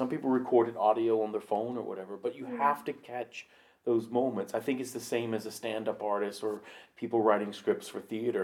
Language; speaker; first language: English; native; English